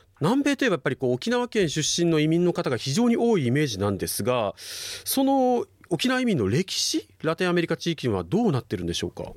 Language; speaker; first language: Japanese; native; Japanese